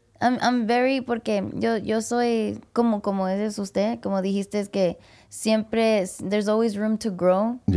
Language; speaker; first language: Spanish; early bilingual, heritage; English